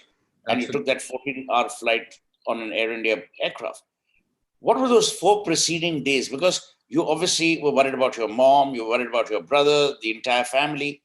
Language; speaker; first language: English; non-native, local second language; Hindi